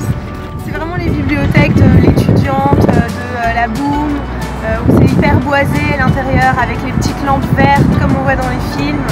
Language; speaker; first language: French; native; French